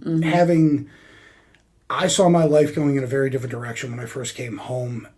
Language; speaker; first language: English; native; English